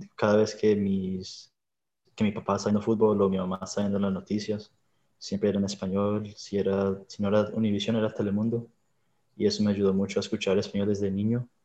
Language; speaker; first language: Spanish; early bilingual, heritage; Spanish